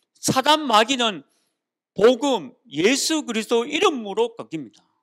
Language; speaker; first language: Korean; native; Korean